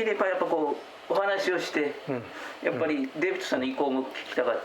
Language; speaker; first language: Japanese; native; Japanese